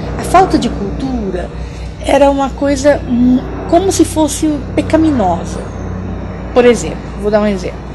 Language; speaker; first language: Portuguese; early bilingual, other home language; German